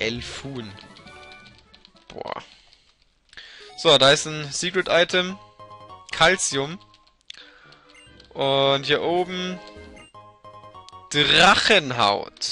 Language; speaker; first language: German; native; German